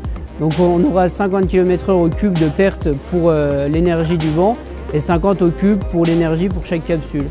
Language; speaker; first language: French; native; French